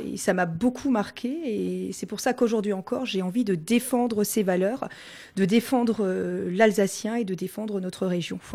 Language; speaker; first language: French; non-native, local second language; Swiss German